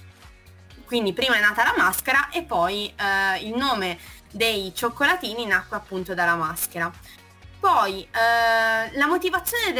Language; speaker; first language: Italian; native; Italian